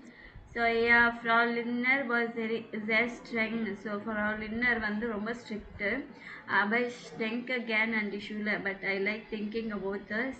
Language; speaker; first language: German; non-native, fluent; Tamil